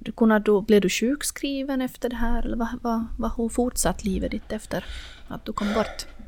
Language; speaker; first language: Swedish; native; Swedish